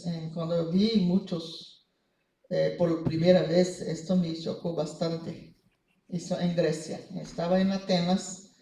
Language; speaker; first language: Spanish; non-native, fluent; Portuguese